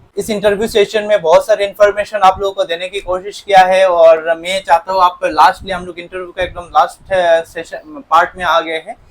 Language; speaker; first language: Hindi; non-native, local second language; Bangla